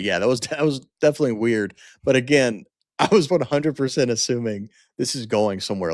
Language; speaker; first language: English; native; English